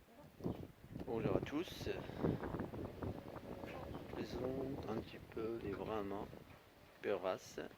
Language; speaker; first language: French; non-native, fluent; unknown